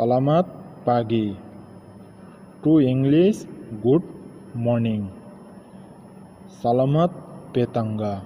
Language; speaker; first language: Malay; non-native, learner; Nepali